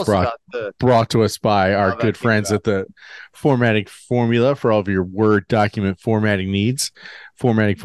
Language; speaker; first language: English; native; English